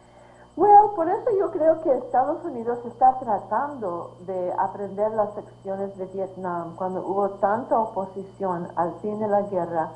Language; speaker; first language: Spanish; early bilingual, heritage; Spanish